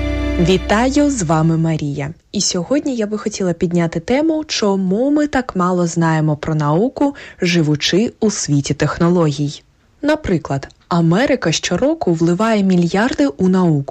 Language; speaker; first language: Ukrainian; native; Ukrainian